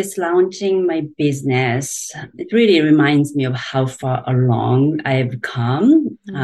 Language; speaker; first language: English; non-native, fluent; Japanese